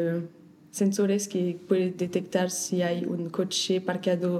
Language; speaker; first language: Spanish; non-native, fluent; French